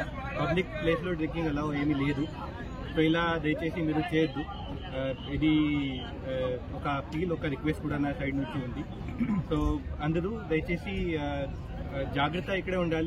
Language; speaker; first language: Telugu; non-native, fluent; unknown